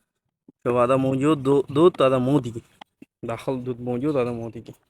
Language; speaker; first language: Arabic; non-native, learner; Bangla